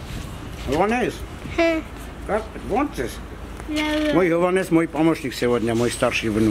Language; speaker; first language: Russian; non-native, fluent; Armenian